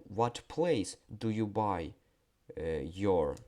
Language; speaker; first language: English; non-native, fluent; Ukrainian